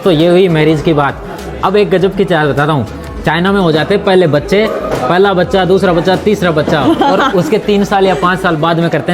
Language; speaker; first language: Hindi; native; Hindi